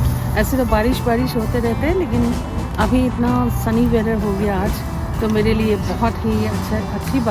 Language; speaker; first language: Hindi; non-native, local second language; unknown